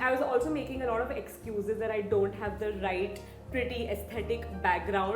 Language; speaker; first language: English; non-native, local second language; Hindi